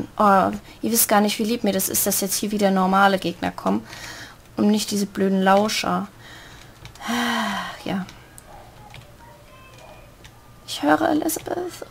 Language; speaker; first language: German; native; German